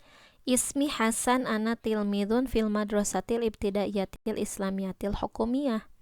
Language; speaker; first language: Arabic; non-native, learner; Indonesian